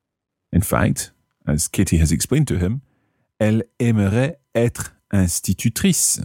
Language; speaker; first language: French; non-native, fluent; English